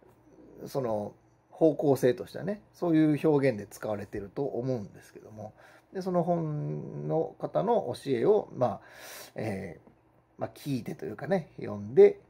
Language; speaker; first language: Japanese; native; Japanese